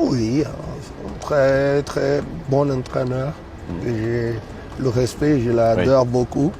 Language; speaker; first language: French; non-native, fluent; Portuguese